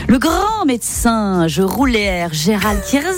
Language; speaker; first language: French; native; French